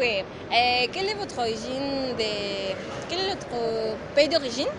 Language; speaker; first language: French; non-native, learner; Spanish